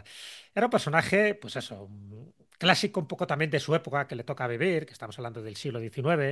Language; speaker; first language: Spanish; native; Spanish